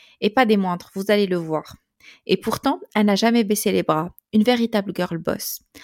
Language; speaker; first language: French; native; French